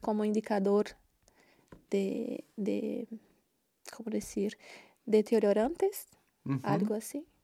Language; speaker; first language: Spanish; non-native, learner; Portuguese